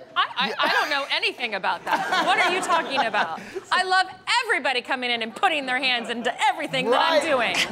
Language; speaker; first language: English; native; English